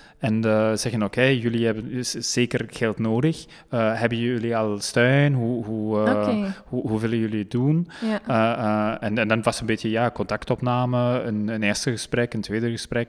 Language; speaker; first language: Dutch; non-native, local second language; French